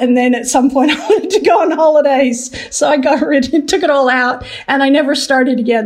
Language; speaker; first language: English; native; English